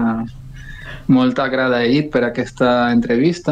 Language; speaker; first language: Catalan; non-native, learner; Spanish